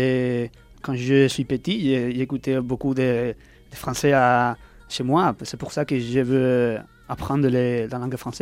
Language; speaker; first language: French; early bilingual, heritage; Spanish